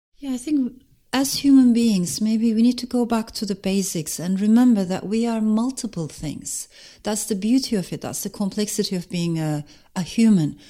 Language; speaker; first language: English; non-native, fluent; Turkish